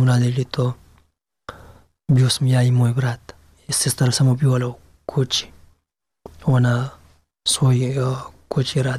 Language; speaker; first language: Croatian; non-native, learner; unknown